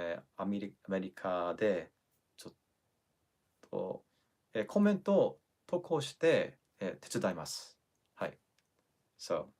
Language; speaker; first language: Japanese; non-native, learner; English